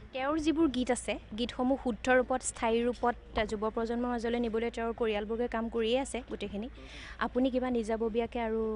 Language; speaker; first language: Assamese; native; Assamese